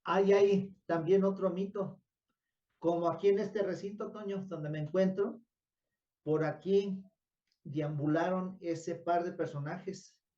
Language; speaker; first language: Spanish; native; Spanish